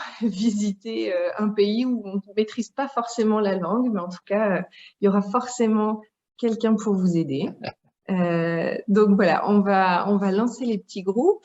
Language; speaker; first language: French; native; French